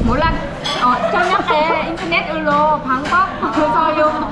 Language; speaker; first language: Korean; non-native, learner; Vietnamese